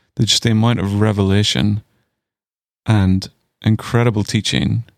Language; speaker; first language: English; native; English